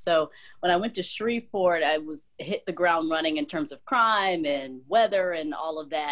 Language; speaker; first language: English; native; English